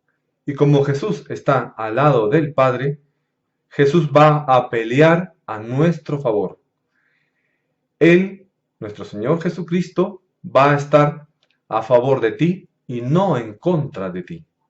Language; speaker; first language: Spanish; native; Spanish